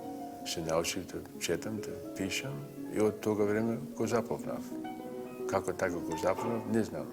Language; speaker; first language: Macedonian; early bilingual, heritage; Macedonian